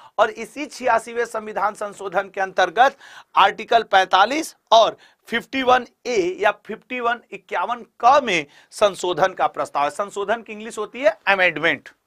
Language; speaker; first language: Hindi; native; Hindi